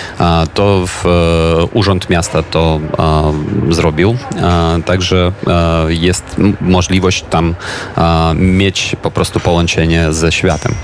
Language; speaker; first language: Polish; non-native, fluent; Ukrainian